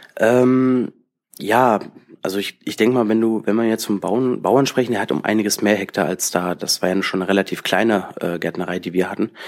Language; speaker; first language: German; native; German